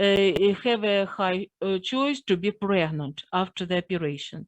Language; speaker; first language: English; non-native, fluent; Russian